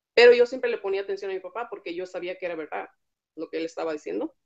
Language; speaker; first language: Spanish; native; Spanish